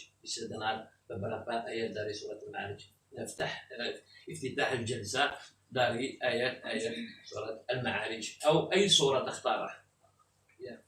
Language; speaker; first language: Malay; non-native, fluent; Arabic